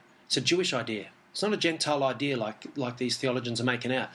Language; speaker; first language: English; native; English